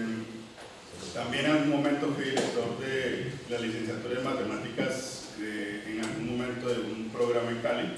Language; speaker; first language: Spanish; native; Spanish